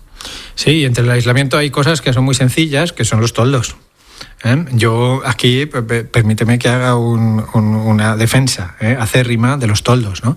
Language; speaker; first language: Spanish; native; Spanish